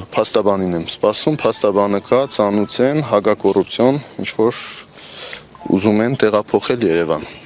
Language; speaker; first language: Armenian; native; Armenian